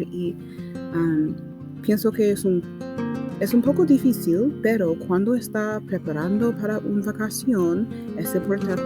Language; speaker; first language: Spanish; non-native, learner; English